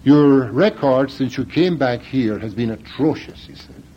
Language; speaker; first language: English; native; English